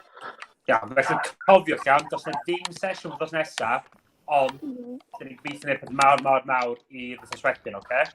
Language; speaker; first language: Welsh; native; Welsh